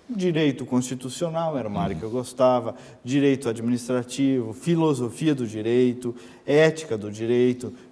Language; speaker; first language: Portuguese; native; Portuguese